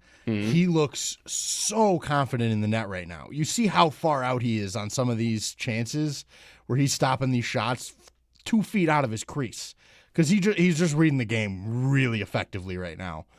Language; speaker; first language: English; native; English